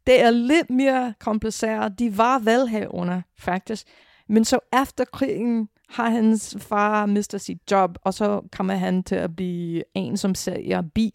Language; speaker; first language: Danish; non-native, fluent; English